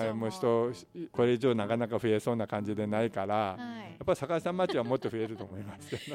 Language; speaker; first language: Japanese; native; Japanese